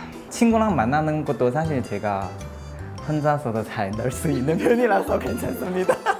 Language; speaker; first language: Korean; non-native, fluent; Chinese